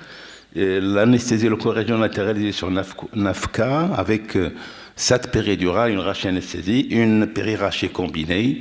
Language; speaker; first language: French; non-native, local second language; Arabic